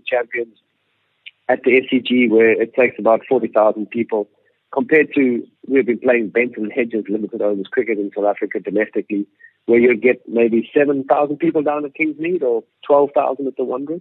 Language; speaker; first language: English; native; English